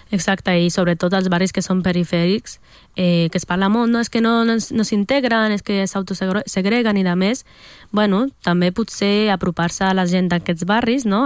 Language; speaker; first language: Catalan; early bilingual, other home language; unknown